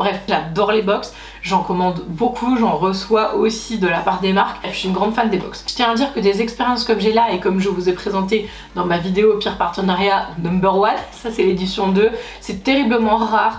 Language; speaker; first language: French; native; French